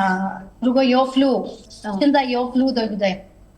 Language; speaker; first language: Chinese; non-native, fluent; Telugu